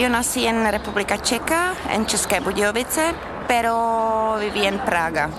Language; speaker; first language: Spanish; non-native, learner; Czech